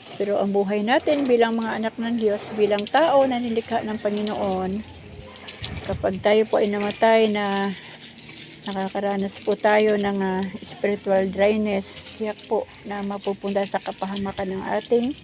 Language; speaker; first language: Filipino; non-native, local second language; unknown